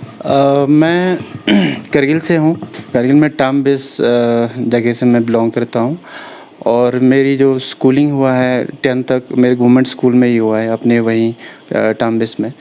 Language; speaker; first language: Hindi; non-native, local second language; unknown